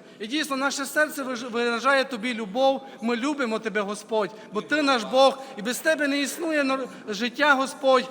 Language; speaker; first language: Ukrainian; native; Ukrainian